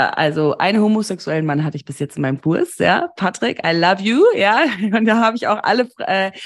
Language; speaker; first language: German; early bilingual, heritage; German